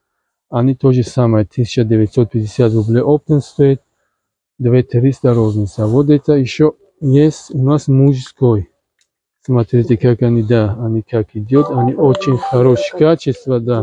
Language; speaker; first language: Russian; non-native, learner; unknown